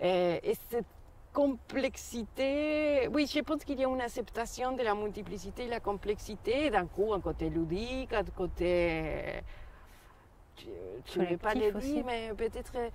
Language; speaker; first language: French; non-native, fluent; Spanish